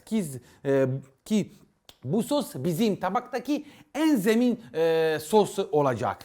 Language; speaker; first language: Turkish; non-native, learner; Italian